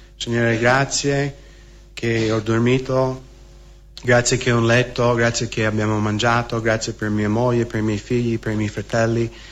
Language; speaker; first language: Italian; non-native, fluent; English